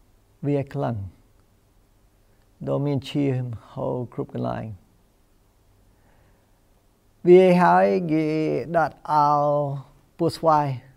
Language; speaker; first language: Khmer; non-native, fluent; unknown